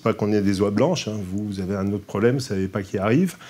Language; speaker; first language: French; native; French